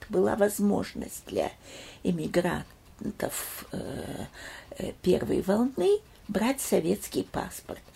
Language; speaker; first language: Russian; early bilingual, heritage; Russian